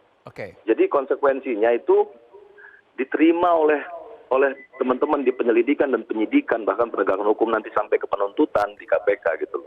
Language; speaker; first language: Indonesian; native; Indonesian